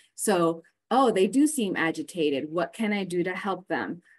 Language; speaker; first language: English; native; English